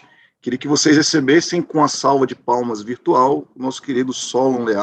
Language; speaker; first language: Portuguese; native; Portuguese